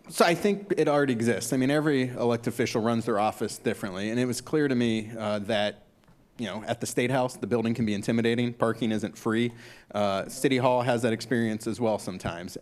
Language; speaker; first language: English; native; English